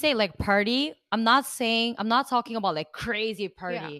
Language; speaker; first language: English; non-native, fluent; Korean